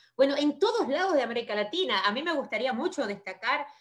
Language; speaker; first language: Spanish; native; Spanish